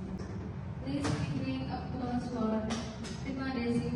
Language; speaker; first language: English; non-native, learner; Indonesian